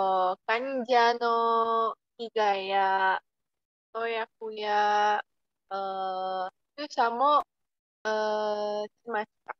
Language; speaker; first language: Japanese; non-native, learner; Indonesian